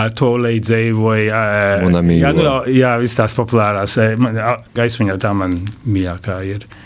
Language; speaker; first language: Latvian; early bilingual, heritage; Latvian